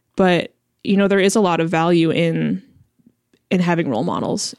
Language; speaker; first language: English; early bilingual, other home language; Chinese